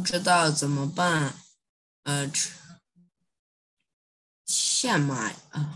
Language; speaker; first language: Chinese; non-native, learner; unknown